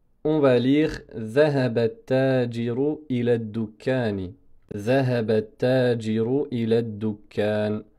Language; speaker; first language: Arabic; non-native, fluent; French